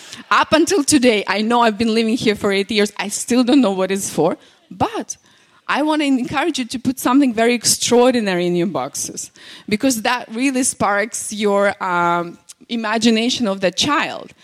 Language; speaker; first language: English; non-native, fluent; Russian